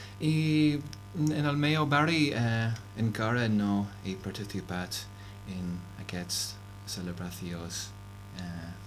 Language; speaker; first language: Catalan; non-native, learner; English